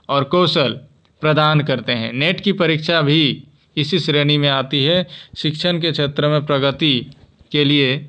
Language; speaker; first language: Hindi; native; Hindi